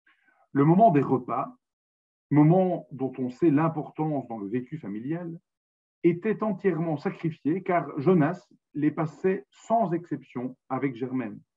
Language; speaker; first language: French; native; French